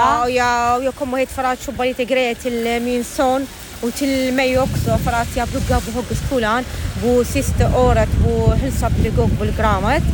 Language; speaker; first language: Swedish; non-native, learner; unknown